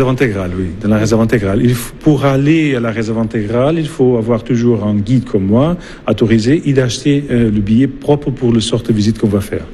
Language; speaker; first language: French; non-native, fluent; Portuguese